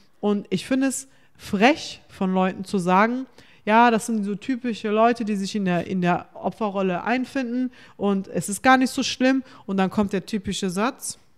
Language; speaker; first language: German; early bilingual, other home language; Turkish